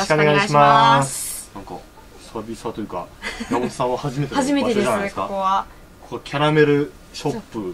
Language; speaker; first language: Japanese; native; Japanese